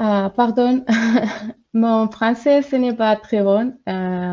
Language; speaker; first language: French; non-native, learner; Spanish